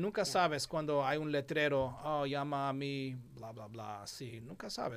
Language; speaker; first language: Spanish; non-native, fluent; English